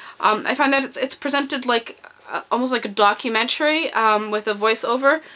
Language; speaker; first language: English; native; English